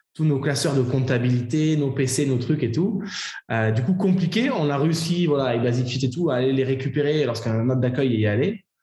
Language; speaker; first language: French; native; French